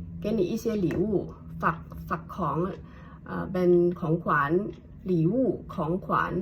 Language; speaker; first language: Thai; non-native, fluent; Hakka Chinese